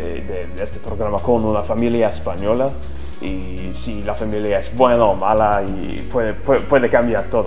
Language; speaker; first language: Spanish; non-native, fluent; English